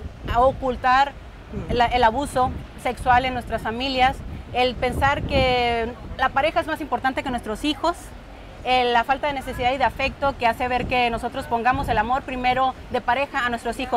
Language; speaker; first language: Spanish; native; Spanish